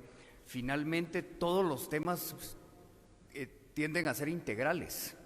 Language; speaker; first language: Spanish; native; Spanish